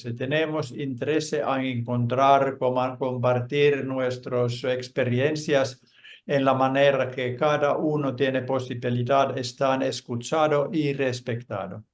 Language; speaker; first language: Spanish; non-native, fluent; Finnish